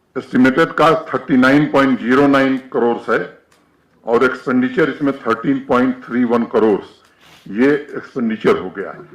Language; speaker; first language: Hindi; native; Hindi